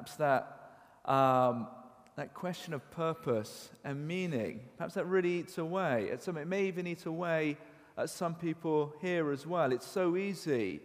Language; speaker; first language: English; native; English